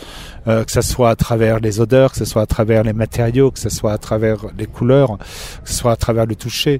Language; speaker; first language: French; native; French